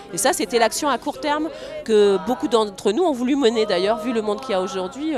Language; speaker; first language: French; native; French